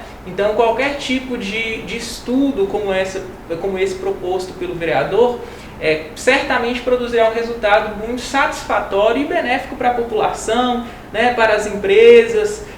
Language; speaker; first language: Portuguese; native; Portuguese